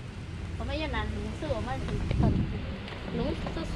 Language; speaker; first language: Chinese; non-native, learner; Vietnamese